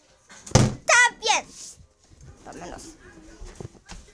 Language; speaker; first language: Spanish; early bilingual, heritage; Spanish